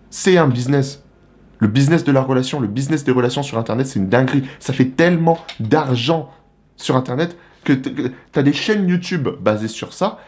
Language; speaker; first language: French; native; French